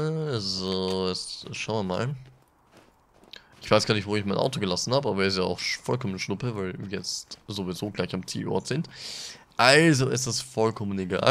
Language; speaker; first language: German; native; German